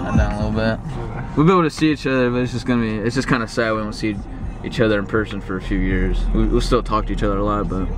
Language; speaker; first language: English; native; English